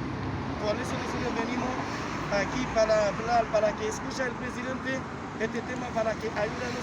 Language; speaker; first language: Spanish; non-native, learner; Haitian Creole